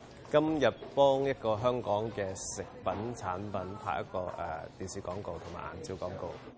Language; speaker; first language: Cantonese; native; Cantonese